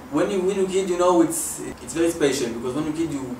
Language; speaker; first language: English; non-native, learner; Hebrew